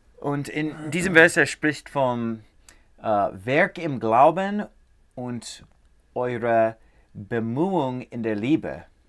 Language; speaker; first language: German; non-native, learner; English